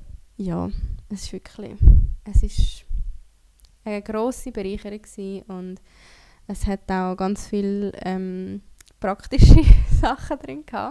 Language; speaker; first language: German; native; German